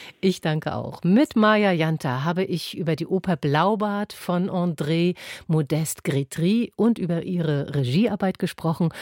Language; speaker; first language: German; native; German